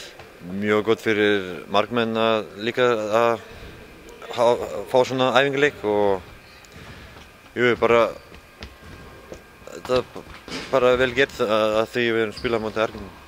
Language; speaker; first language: Icelandic; non-native, fluent; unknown